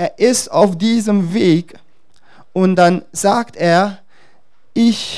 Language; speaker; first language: German; non-native, fluent; Dutch